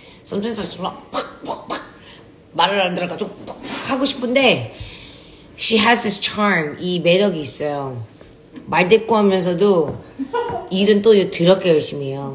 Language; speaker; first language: Korean; early bilingual, heritage; Korean